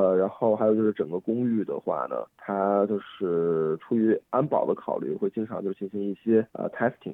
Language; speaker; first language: Chinese; native; Chinese